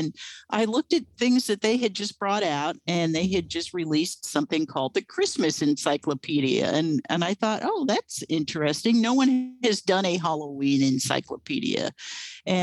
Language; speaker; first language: English; native; English